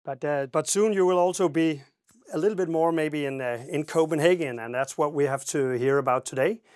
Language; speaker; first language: English; non-native, fluent; Danish